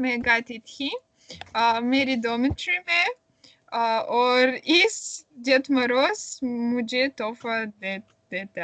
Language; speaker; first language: Hindi; non-native, learner; Russian